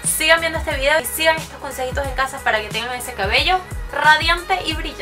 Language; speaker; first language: Spanish; native; Spanish